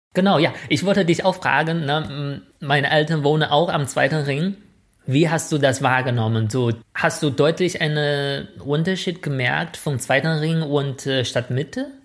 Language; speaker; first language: German; non-native, fluent; Chinese